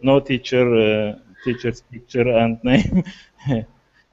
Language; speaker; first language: English; non-native, learner; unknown